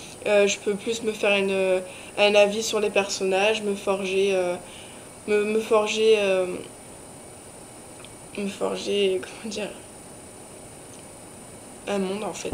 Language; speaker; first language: French; native; French